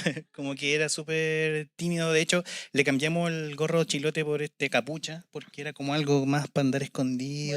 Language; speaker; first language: Spanish; native; Spanish